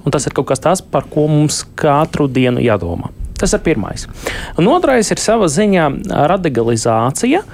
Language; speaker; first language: Latvian; non-native, local second language; Russian